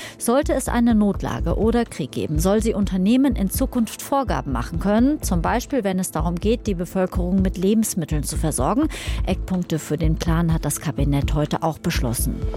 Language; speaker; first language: German; native; German